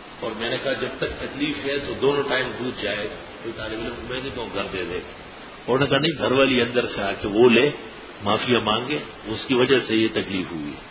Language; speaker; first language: Urdu; non-native, local second language; Pashto